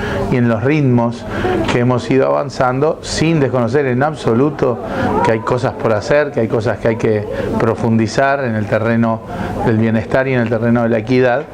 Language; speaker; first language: Spanish; native; Spanish